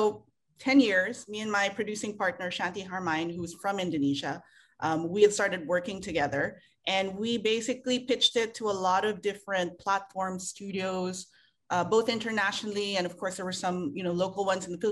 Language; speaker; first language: English; non-native, local second language; Filipino